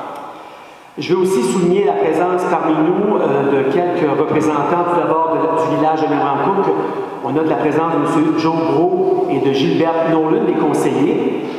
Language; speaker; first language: French; native; French